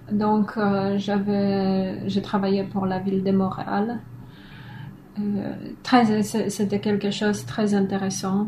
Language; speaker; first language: French; non-native, fluent; Polish